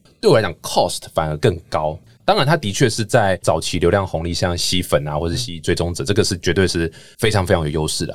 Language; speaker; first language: Chinese; native; Chinese